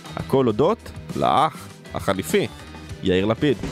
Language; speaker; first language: Hebrew; native; Hebrew